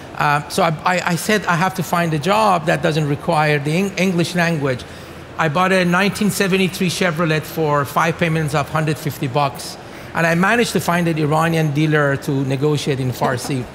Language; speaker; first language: English; non-native, fluent; Persian